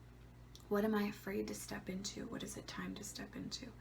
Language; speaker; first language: English; native; English